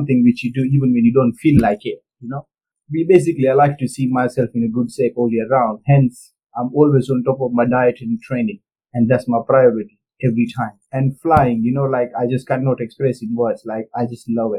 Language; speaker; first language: English; non-native, local second language; Gujarati